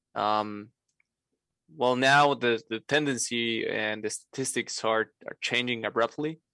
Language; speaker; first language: English; non-native, fluent; Spanish